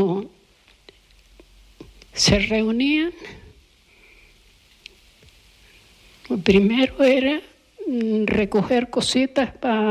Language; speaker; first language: Spanish; native; Spanish